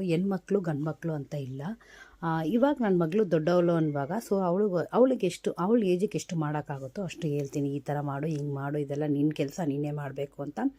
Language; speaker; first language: Kannada; non-native, local second language; Tamil